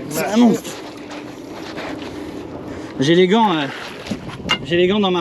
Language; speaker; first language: French; native; French